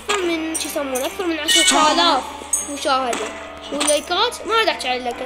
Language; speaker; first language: Arabic; native; Arabic